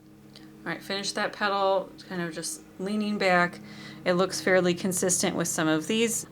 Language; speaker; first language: English; native; English